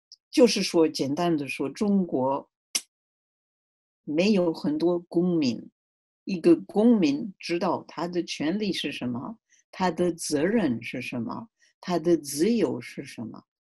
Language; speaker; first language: Chinese; non-native, fluent; French